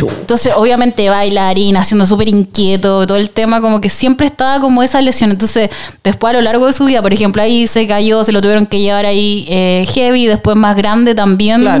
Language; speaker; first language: Spanish; native; Spanish